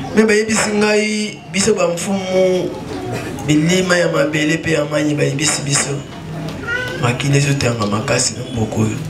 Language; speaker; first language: Lingala; non-native, local second language; Kongo